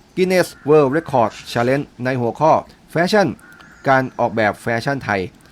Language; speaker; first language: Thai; native; Thai